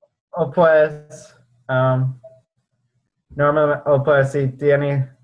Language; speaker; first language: Spanish; non-native, fluent; English